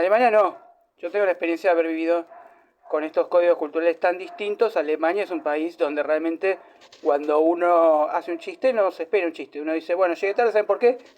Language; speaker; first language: Spanish; native; Spanish